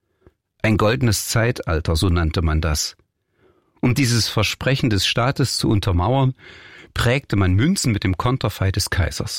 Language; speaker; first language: German; native; German